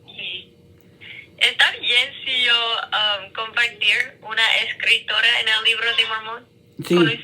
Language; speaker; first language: Spanish; non-native, learner; English